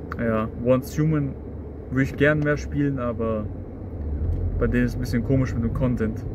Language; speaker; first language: German; early bilingual, other home language; Russian